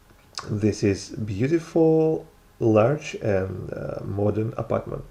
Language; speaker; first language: English; non-native, learner; Russian